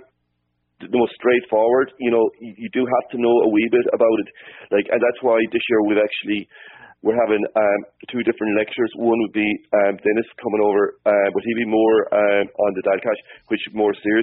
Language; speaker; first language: English; native; English